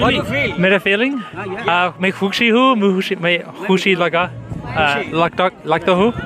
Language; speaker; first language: Hindi; non-native, learner; English